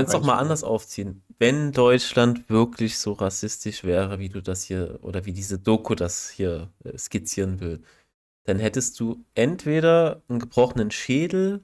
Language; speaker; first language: German; native; German